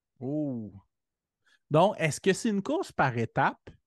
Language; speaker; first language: French; native; French